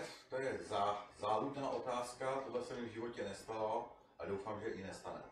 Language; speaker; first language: Czech; native; Czech